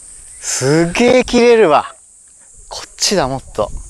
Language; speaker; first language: Japanese; native; Japanese